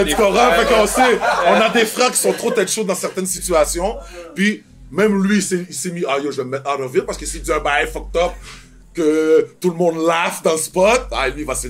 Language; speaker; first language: French; native; French